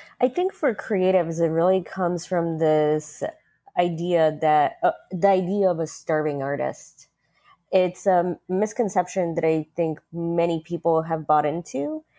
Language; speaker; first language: English; early bilingual, other home language; Russian